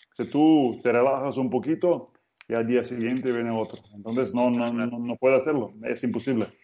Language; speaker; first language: Spanish; non-native, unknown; Slovenian